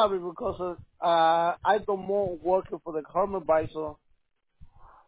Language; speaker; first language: English; non-native, learner; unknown